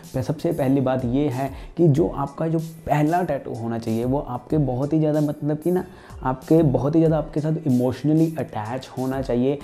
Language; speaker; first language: Hindi; non-native, local second language; Punjabi